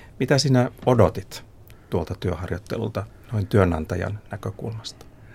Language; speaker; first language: Finnish; native; Finnish